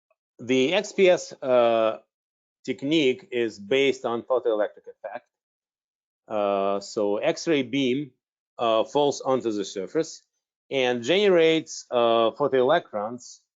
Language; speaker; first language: English; non-native, fluent; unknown